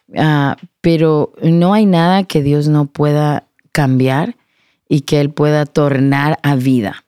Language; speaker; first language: Spanish; early bilingual, heritage; Spanish